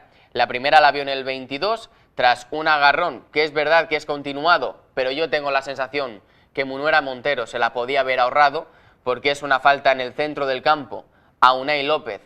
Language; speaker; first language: Spanish; native; Spanish